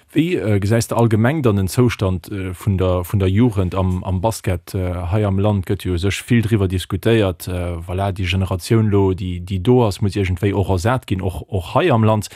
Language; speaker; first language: Luxembourgish; native; Luxembourgish